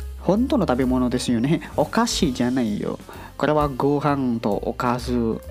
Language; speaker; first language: Japanese; non-native, learner; Indonesian